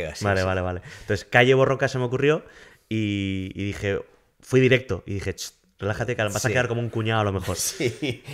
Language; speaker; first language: Spanish; native; Spanish